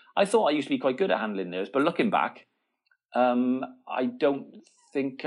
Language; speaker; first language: English; native; English